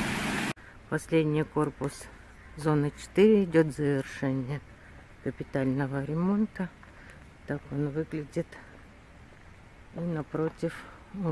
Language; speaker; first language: Russian; native; Russian